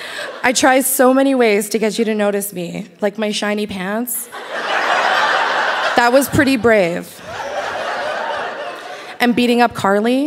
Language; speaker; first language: English; native; English